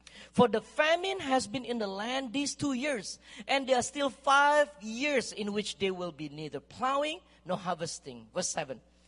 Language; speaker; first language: English; non-native, fluent; Indonesian